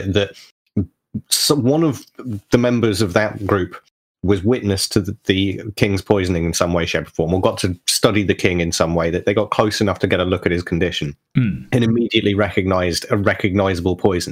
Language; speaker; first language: English; native; English